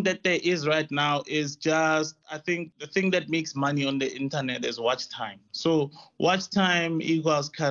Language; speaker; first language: English; non-native, local second language; Tswana